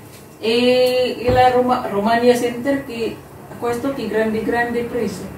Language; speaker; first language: Italian; non-native, learner; Cebuano